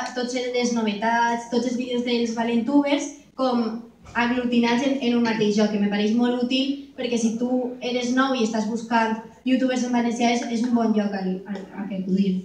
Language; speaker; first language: Catalan; non-native, local second language; Spanish